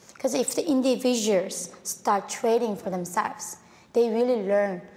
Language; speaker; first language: English; non-native, fluent; Korean